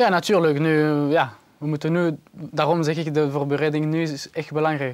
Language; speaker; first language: Dutch; non-native, learner; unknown